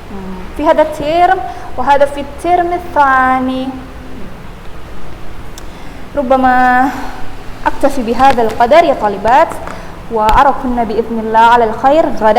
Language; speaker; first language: Arabic; non-native, fluent; Indonesian